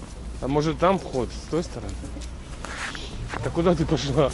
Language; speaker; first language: Russian; native; Russian